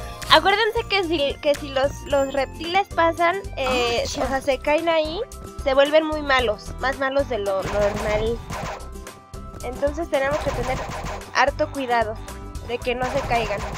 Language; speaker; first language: Spanish; native; Spanish